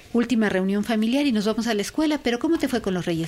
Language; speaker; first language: Spanish; native; Spanish